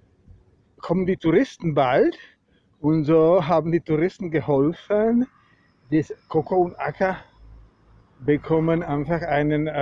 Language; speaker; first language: German; non-native, fluent; Czech